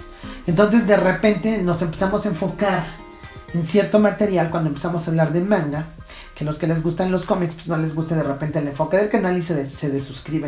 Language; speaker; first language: Spanish; native; Spanish